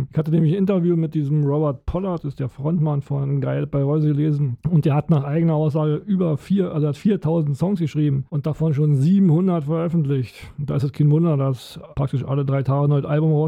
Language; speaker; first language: German; native; German